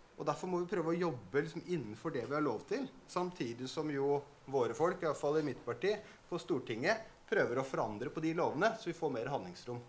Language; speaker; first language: Norwegian; native; Norwegian